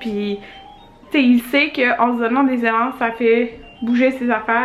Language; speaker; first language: French; native; French